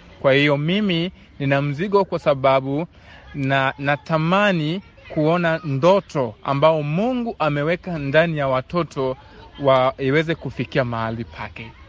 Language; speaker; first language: Swahili; native; Swahili